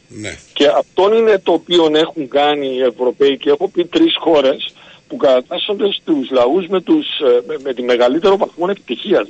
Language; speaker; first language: Greek; native; Greek